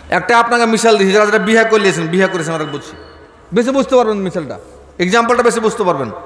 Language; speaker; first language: Bangla; non-native, fluent; Urdu